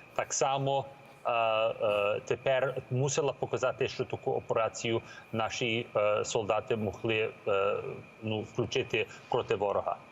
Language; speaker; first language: Ukrainian; early bilingual, heritage; Ukrainian